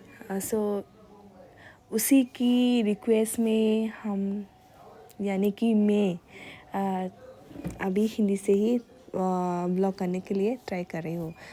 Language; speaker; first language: Hindi; non-native, local second language; Kok Borok